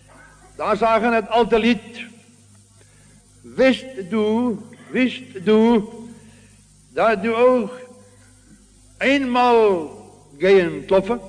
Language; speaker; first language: German; non-native, learner; Afrikaans